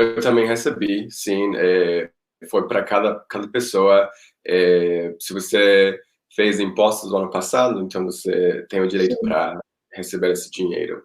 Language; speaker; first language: Portuguese; non-native, fluent; Spanish